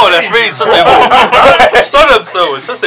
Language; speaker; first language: French; native; French